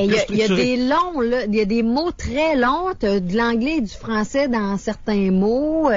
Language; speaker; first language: French; native; French